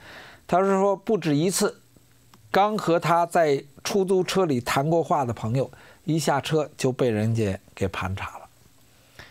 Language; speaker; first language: Chinese; native; Chinese